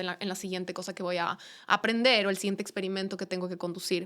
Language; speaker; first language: Spanish; native; Spanish